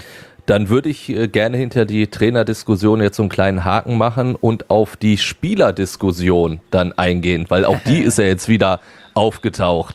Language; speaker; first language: German; native; German